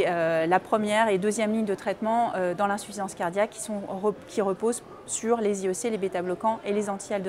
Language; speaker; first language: French; native; French